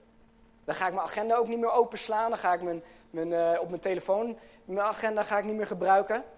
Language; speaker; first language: Dutch; native; Dutch